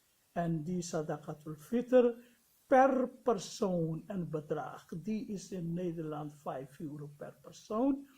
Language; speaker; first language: Dutch; non-native, fluent; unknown